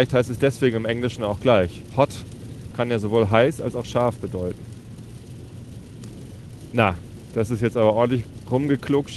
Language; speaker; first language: German; native; German